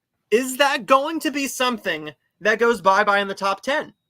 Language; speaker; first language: English; native; English